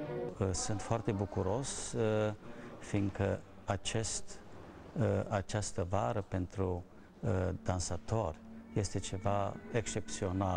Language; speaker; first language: Romanian; non-native, fluent; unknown